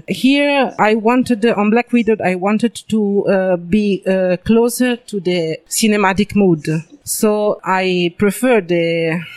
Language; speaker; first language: English; non-native, learner; Italian